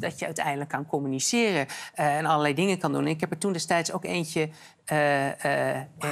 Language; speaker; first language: Dutch; native; Dutch